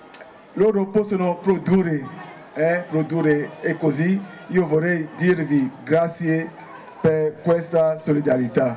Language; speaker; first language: Italian; non-native, fluent; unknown